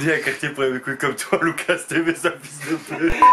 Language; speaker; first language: French; native; French